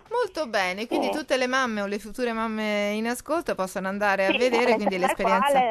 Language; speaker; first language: Italian; native; Italian